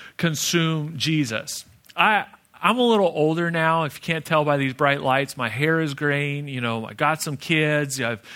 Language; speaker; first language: English; native; English